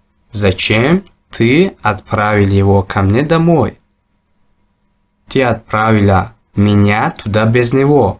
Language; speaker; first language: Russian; non-native, fluent; Tajik